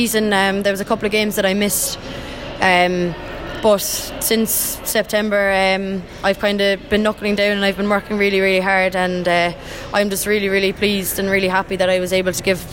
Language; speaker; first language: English; native; English